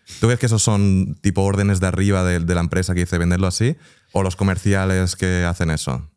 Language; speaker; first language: Spanish; native; Spanish